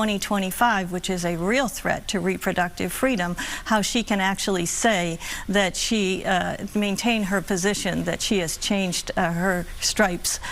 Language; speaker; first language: English; native; English